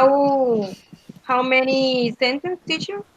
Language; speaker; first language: English; non-native, learner; Spanish